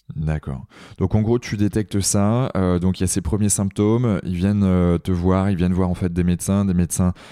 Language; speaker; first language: French; native; French